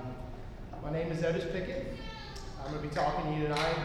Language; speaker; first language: English; native; English